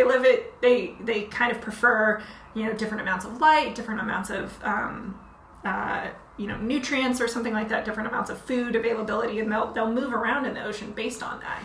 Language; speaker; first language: English; native; English